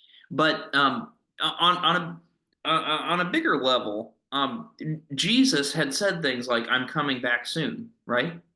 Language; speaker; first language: English; native; English